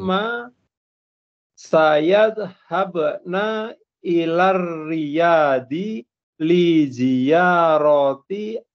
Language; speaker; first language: Arabic; non-native, learner; Indonesian